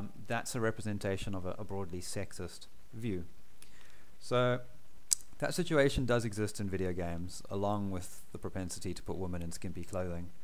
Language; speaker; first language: English; native; English